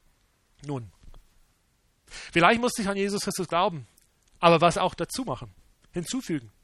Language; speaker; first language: German; non-native, fluent; English